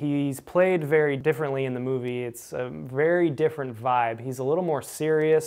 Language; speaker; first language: English; native; English